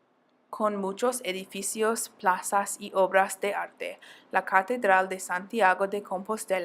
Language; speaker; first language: Spanish; non-native, learner; English